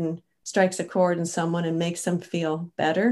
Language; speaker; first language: English; native; English